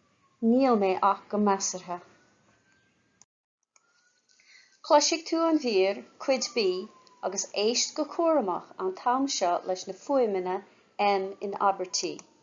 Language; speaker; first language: Irish; non-native, local second language; English